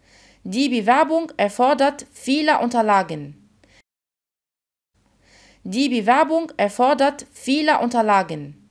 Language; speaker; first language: German; non-native, fluent; Arabic